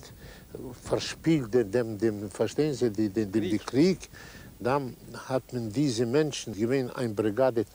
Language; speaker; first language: German; non-native, learner; Yiddish